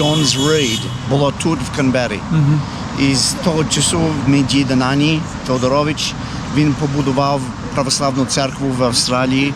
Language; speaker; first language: Ukrainian; early bilingual, heritage; Ukrainian